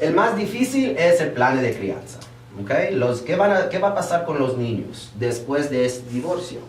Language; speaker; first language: Spanish; early bilingual, heritage; Spanish